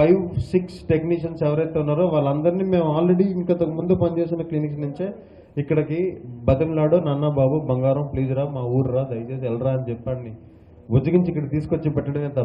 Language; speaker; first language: Telugu; native; Telugu